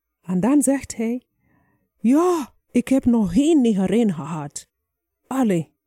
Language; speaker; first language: Dutch; non-native, fluent; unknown